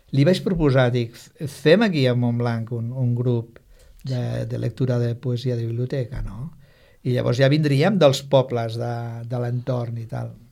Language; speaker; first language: Catalan; non-native, local second language; Spanish